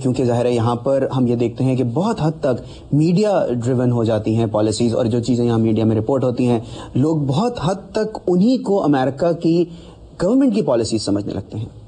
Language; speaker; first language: Urdu; native; Urdu